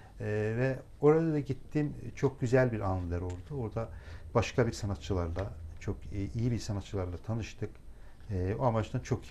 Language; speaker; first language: Turkish; non-native, local second language; Azerbaijani